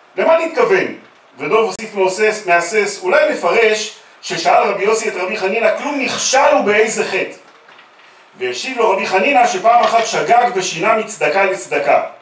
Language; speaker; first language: Hebrew; native; Hebrew